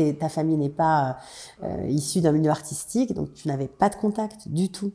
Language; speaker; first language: French; native; French